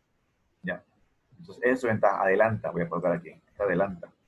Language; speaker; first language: Spanish; native; Spanish